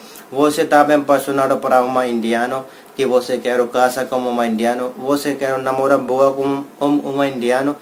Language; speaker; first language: Portuguese; non-native, learner; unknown